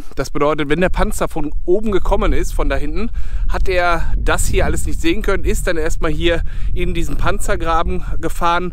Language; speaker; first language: German; native; German